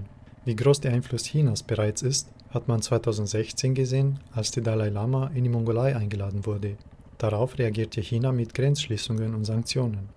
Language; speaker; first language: German; native; German